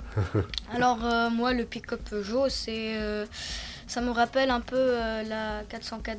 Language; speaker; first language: French; non-native, local second language; Arabic